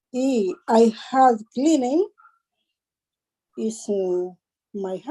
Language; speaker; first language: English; non-native, learner; Spanish